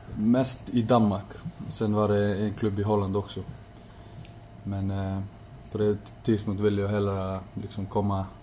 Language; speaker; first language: Swedish; non-native, learner; Icelandic